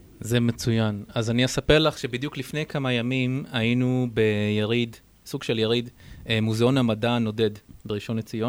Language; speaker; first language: Hebrew; native; Hebrew